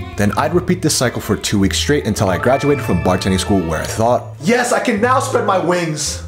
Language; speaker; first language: English; native; English